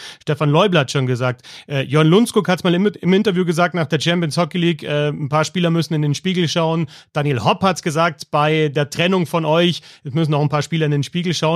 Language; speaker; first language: German; native; German